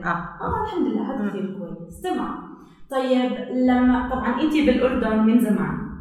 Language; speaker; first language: Arabic; native; Arabic